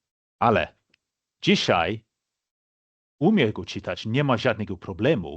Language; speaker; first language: Polish; non-native, fluent; English